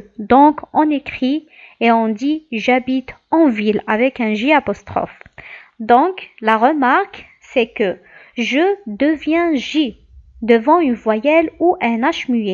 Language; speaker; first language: French; non-native, local second language; Arabic